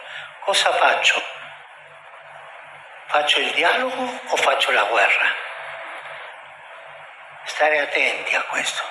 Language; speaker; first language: Italian; non-native, fluent; Spanish